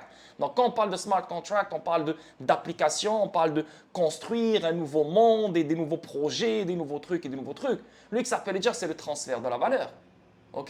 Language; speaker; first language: French; native; French